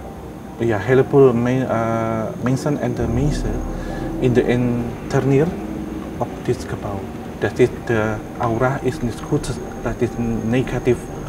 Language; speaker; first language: Dutch; non-native, learner; Indonesian